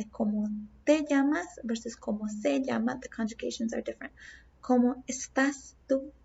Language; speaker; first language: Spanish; non-native, fluent; English